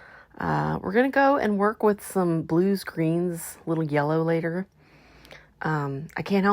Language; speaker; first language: English; native; English